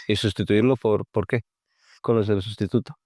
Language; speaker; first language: Spanish; native; Spanish